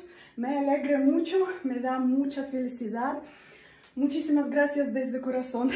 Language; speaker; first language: Spanish; non-native, learner; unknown